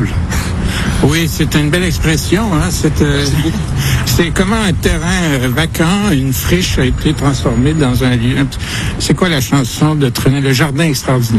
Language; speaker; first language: French; native; French